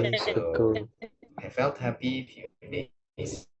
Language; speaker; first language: English; non-native, fluent; Indonesian